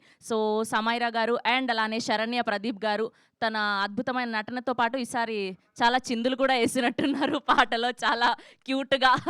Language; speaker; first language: Telugu; native; Telugu